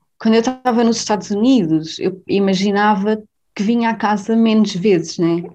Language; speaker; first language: Portuguese; native; Portuguese